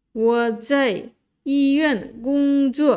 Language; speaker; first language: Chinese; non-native, learner; Bangla